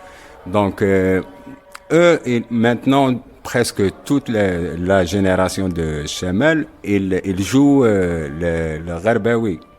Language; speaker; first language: French; non-native, local second language; Arabic